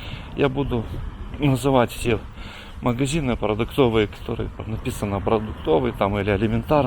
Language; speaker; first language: Russian; native; Russian